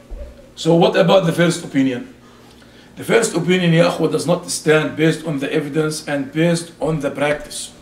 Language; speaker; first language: English; non-native, fluent; Arabic